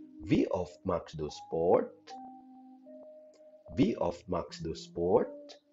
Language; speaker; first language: German; non-native, learner; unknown